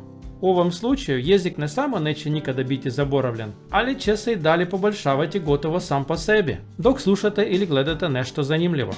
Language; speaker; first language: Croatian; non-native, learner; Russian